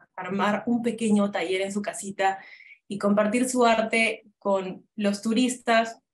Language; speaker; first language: Spanish; native; Spanish